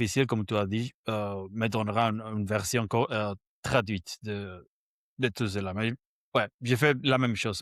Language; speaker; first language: French; non-native, fluent; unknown